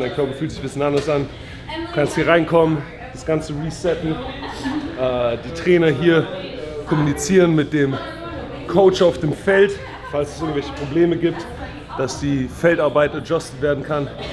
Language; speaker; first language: German; native; German